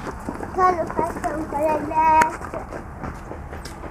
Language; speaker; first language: Japanese; early bilingual, heritage; Japanese